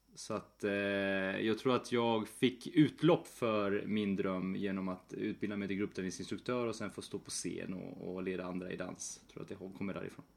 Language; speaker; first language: Swedish; early bilingual, other home language; Spanish